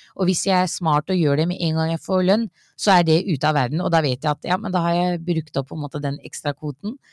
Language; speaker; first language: Norwegian; early bilingual, other home language; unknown